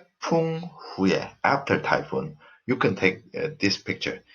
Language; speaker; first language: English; non-native, fluent; Korean